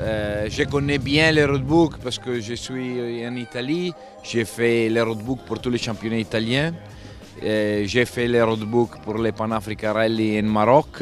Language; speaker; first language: French; non-native, fluent; Italian